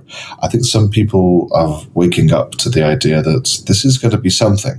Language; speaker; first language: English; native; English